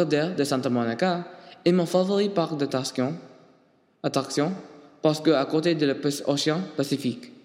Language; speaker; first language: French; non-native, learner; English